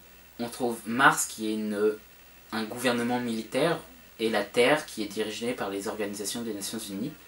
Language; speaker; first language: French; native; French